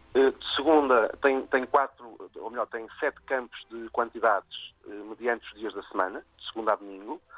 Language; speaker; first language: Portuguese; native; Portuguese